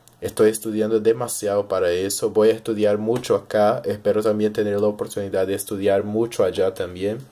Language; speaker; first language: Spanish; early bilingual, heritage; Portuguese